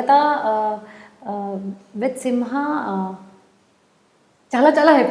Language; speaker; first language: Telugu; non-native, learner; Hindi